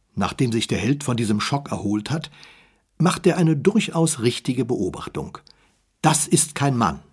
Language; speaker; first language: German; native; German